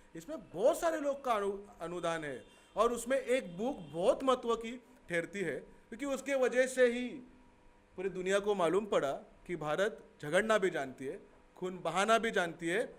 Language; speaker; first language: Hindi; non-native, local second language; Marathi